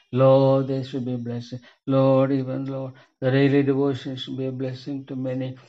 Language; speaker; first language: English; non-native, local second language; Tamil